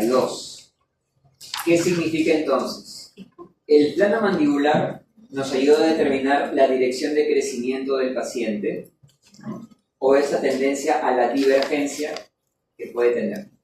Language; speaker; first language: Spanish; native; Spanish